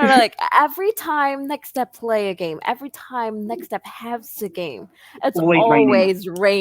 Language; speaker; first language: English; non-native, fluent; Khmer